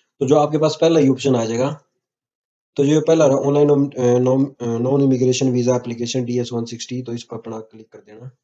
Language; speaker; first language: Hindi; native; Hindi